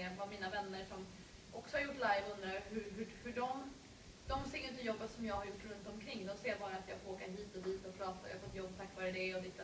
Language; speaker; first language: Swedish; native; Swedish